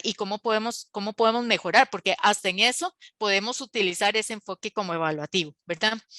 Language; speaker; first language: Spanish; native; Spanish